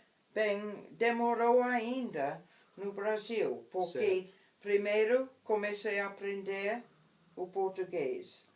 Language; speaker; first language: Portuguese; non-native, fluent; English